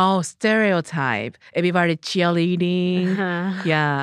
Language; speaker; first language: English; non-native, learner; Japanese